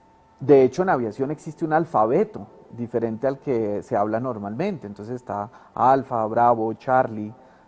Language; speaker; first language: Spanish; native; Spanish